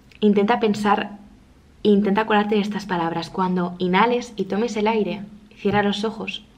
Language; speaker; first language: Spanish; native; Spanish